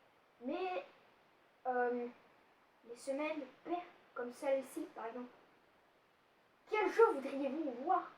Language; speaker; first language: French; native; French